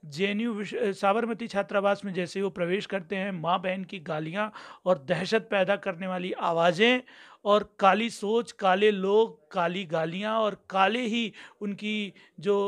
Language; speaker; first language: Hindi; native; Hindi